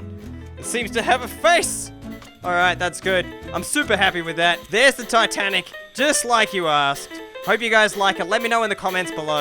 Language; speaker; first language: English; native; English